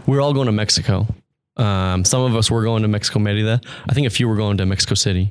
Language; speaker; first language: English; native; English